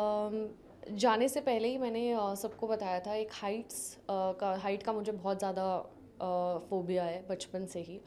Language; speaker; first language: Hindi; native; Hindi